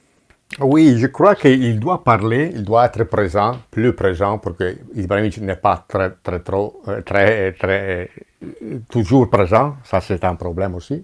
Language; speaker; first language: French; non-native, fluent; Italian